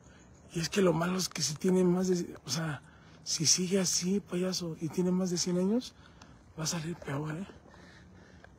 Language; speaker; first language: Spanish; native; Spanish